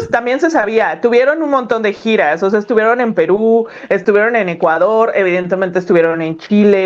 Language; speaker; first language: Spanish; native; Spanish